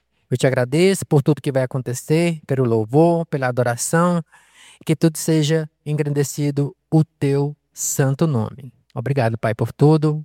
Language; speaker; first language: Portuguese; native; Portuguese